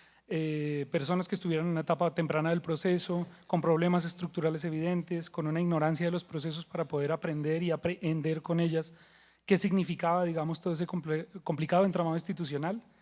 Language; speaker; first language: Spanish; native; Spanish